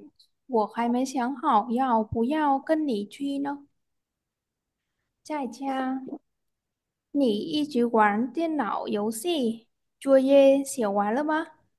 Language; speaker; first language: Chinese; non-native, learner; Vietnamese